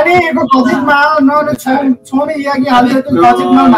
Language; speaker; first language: Korean; non-native, learner; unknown